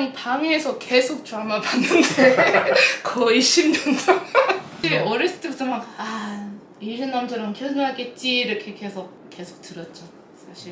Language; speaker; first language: Korean; non-native, fluent; English